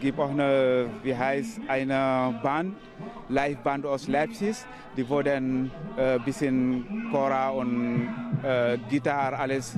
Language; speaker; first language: German; non-native, learner; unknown